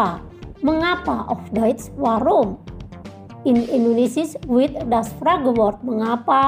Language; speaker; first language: German; non-native, fluent; Indonesian